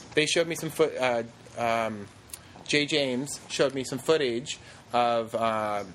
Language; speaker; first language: English; native; English